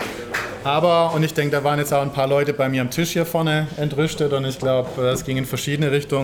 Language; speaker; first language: German; native; German